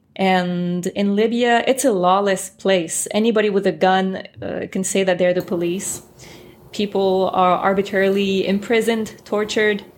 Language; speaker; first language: English; early bilingual, other home language; French